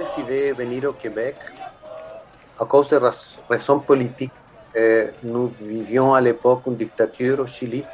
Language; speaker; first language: French; non-native, fluent; Spanish